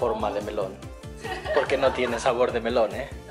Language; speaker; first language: Spanish; native; Spanish